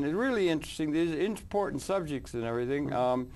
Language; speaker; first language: English; native; English